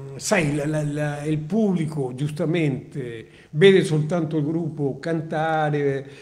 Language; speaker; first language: Italian; non-native, fluent; Spanish